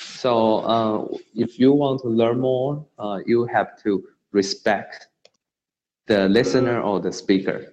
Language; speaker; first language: English; non-native, learner; Chinese